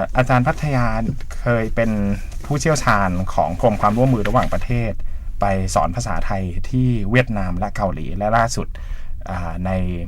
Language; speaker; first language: Thai; native; Thai